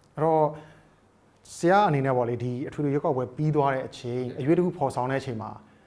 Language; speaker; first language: Burmese; native; Burmese